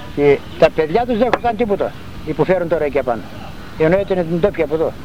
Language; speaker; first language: Greek; native; Greek